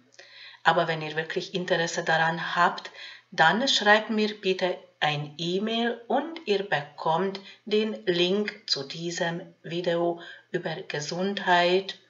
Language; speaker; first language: German; non-native, fluent; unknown